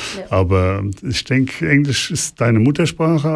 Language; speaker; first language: German; native; German